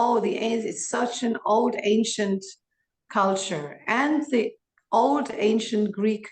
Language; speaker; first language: English; non-native, fluent; Greek